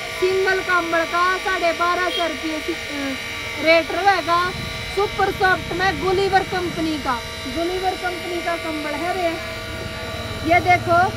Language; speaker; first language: Hindi; native; Hindi